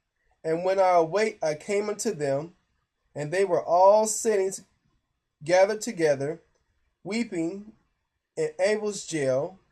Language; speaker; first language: English; native; English